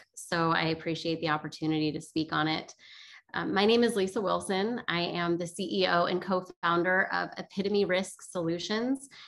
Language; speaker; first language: English; native; English